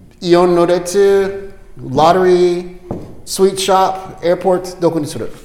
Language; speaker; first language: Japanese; non-native, learner; English